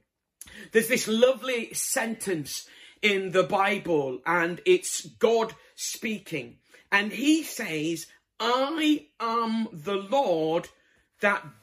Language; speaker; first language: English; native; English